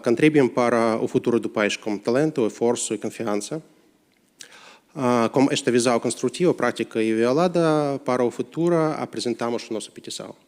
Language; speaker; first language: Portuguese; non-native, learner; Russian